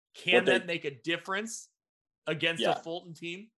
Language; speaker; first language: English; native; English